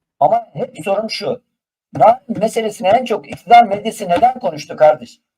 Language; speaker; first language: Turkish; native; Turkish